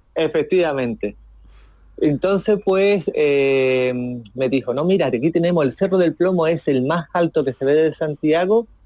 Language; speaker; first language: Spanish; native; Spanish